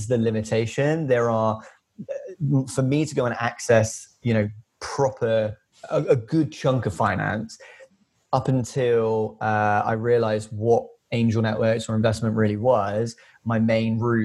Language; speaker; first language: English; native; English